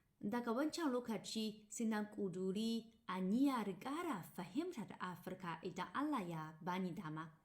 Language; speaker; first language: Hausa; non-native, fluent; Chinese